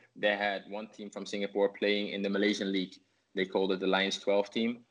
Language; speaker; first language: English; non-native, fluent; Dutch